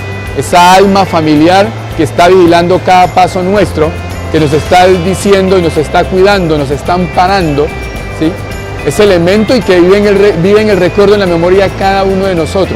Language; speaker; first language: Spanish; native; Spanish